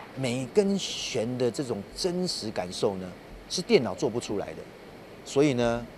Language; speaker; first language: Chinese; non-native, local second language; Min Nan Chinese